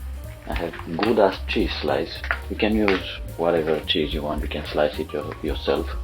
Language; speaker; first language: English; non-native, fluent; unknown